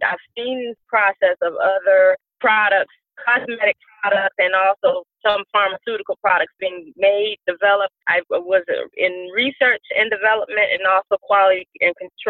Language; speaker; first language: English; native; English